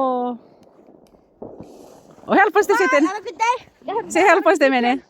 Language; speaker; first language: Finnish; non-native, learner; Filipino